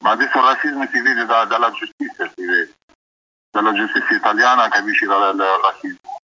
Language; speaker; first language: Italian; non-native, learner; Arabic